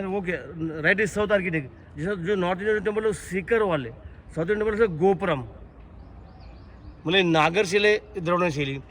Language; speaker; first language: Hindi; non-native, local second language; Marathi